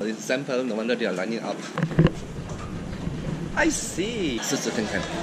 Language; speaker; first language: English; non-native, local second language; Chinese